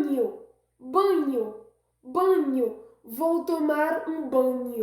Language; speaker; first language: Portuguese; non-native, fluent; Haitian Creole